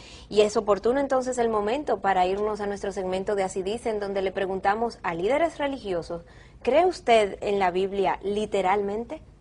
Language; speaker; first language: Spanish; native; Spanish